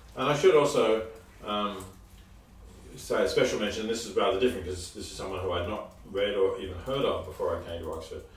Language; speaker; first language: English; native; English